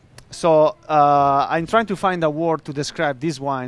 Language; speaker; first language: English; non-native, fluent; Italian